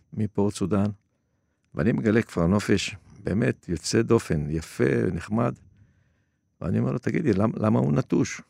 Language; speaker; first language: Hebrew; native; Hebrew